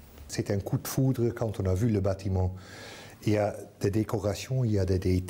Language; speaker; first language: French; non-native, fluent; Dutch